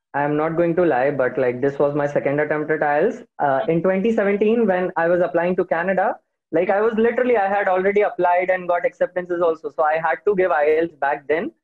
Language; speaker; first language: English; non-native, local second language; Hindi